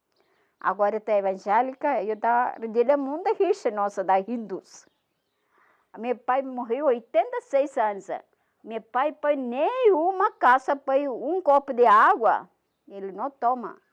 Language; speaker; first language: Portuguese; non-native, learner; Malayalam